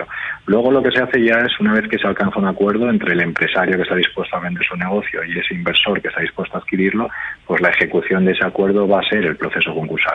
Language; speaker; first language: Spanish; native; Spanish